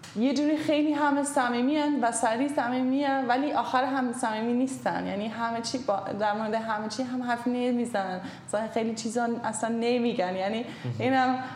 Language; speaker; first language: Persian; non-native, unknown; German